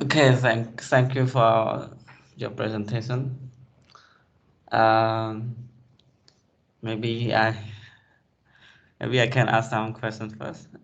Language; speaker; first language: English; non-native, fluent; Khmer